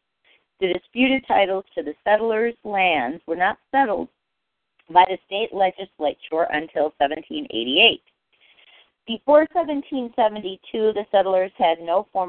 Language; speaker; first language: English; native; English